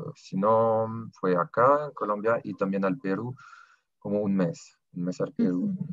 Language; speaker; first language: Spanish; non-native, fluent; French